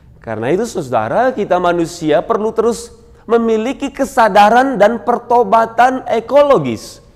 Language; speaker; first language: Indonesian; non-native, local second language; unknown